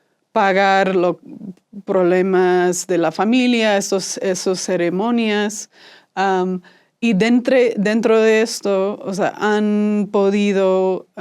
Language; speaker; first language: Spanish; non-native, fluent; English